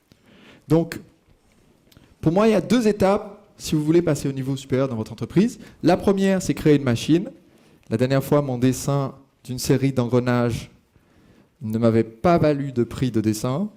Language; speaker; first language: French; native; French